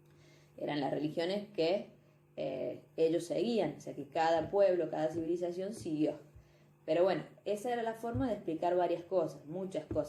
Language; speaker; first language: Spanish; native; Spanish